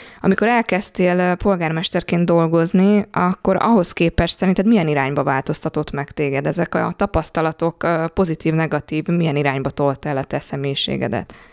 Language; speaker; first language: Hungarian; native; Hungarian